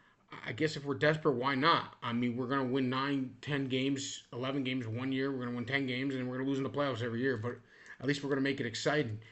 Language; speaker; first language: English; native; English